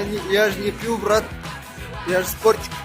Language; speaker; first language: Russian; non-native, local second language; Kazakh